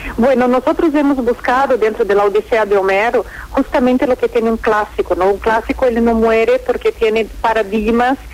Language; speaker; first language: Spanish; non-native, fluent; Portuguese